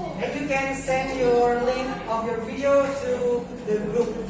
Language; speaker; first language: English; non-native, local second language; Indonesian